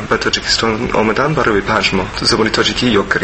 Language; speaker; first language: Persian; non-native, learner; English